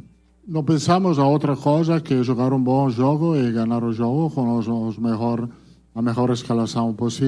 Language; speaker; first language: Portuguese; non-native, fluent; Italian